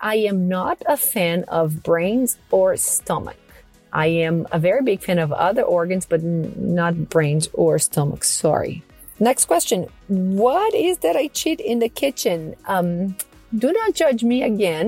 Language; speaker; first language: English; non-native, fluent; Portuguese